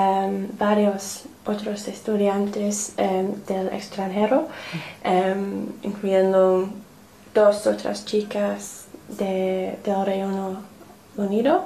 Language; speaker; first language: Spanish; non-native, learner; English